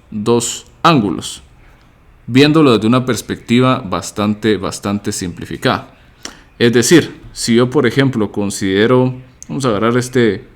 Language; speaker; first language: Spanish; native; Spanish